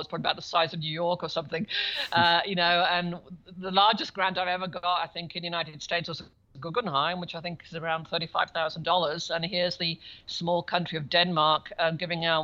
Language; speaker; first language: English; native; English